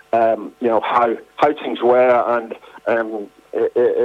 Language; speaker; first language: English; native; English